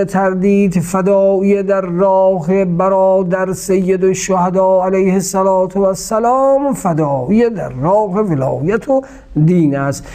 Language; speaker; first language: Persian; native; Persian